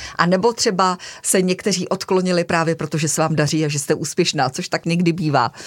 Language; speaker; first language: Czech; native; Czech